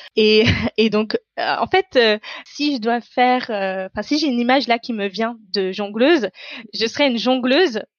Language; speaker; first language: French; non-native, local second language; Tamil